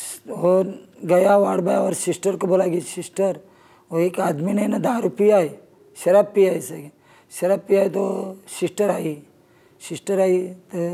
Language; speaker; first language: Hindi; non-native, local second language; Marathi